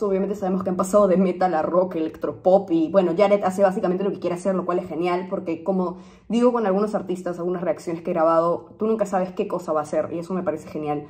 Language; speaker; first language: Spanish; native; Spanish